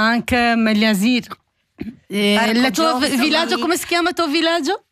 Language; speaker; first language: Italian; non-native, learner; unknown